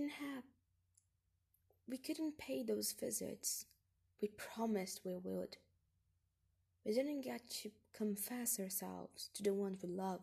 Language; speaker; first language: English; non-native, fluent; Portuguese